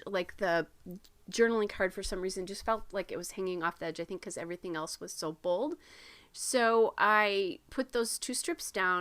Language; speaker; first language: English; native; English